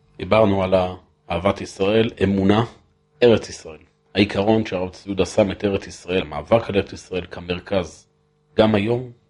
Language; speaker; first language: Hebrew; native; Hebrew